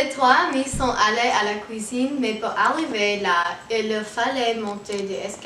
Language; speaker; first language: French; non-native, learner; English